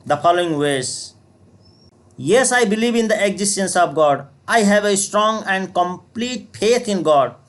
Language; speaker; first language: English; non-native, local second language; Nepali